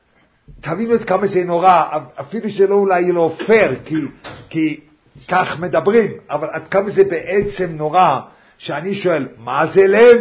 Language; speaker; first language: Hebrew; non-native, fluent; English